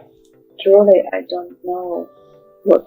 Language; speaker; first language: English; non-native, learner; Russian